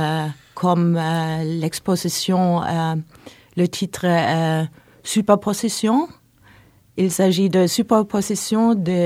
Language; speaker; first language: French; non-native, learner; Norwegian